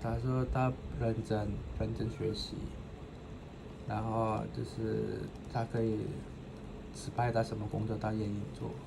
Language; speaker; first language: Chinese; non-native, fluent; Indonesian